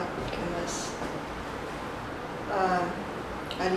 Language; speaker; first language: Spanish; non-native, learner; Russian